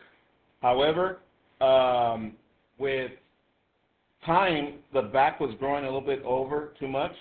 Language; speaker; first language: English; native; English